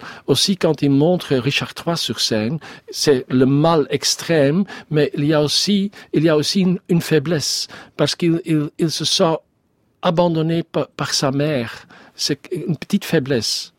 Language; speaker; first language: French; non-native, learner; Dutch